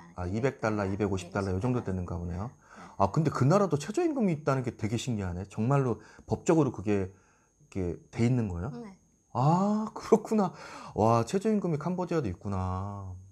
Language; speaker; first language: Korean; native; Korean